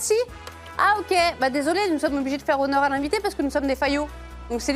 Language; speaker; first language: French; native; French